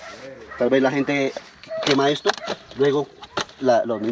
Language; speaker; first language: Spanish; native; Spanish